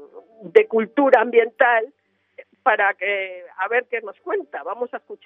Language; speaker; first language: Spanish; native; Spanish